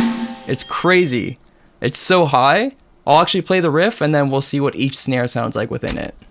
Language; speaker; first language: English; native; English